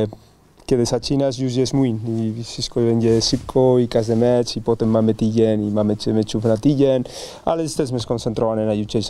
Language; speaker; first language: Polish; non-native, learner; Spanish